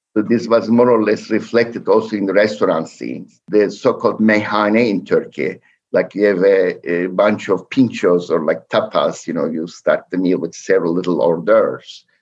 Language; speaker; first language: English; non-native, fluent; Turkish